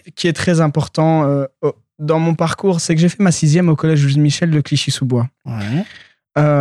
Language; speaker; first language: French; early bilingual, other home language; Arabic